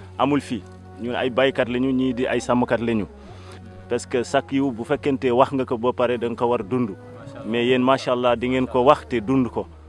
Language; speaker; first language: Wolof; non-native, local second language; Arabic